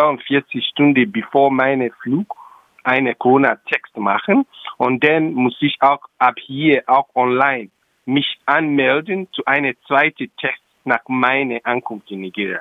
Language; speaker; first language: German; non-native, local second language; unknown